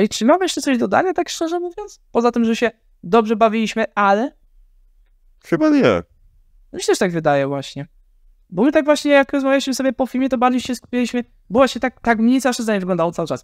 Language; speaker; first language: Polish; native; Polish